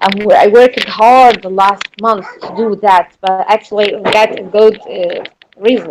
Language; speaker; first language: English; non-native, learner; Arabic